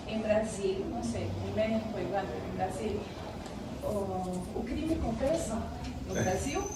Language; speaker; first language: Portuguese; non-native, learner; Spanish